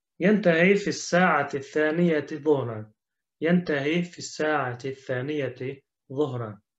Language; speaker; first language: Arabic; non-native, fluent; Turkish